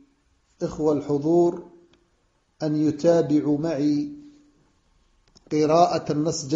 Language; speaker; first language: Arabic; non-native, fluent; French